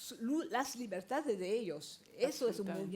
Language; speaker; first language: Spanish; non-native, fluent; French